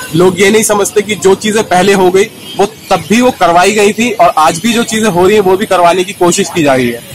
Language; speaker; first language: Hindi; non-native, local second language; Bangla